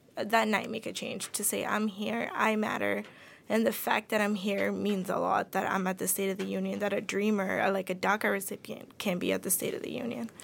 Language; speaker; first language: English; early bilingual, other home language; Spanish